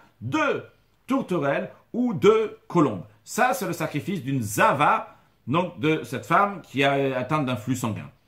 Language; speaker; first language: French; native; French